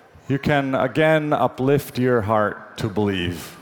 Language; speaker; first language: English; native; English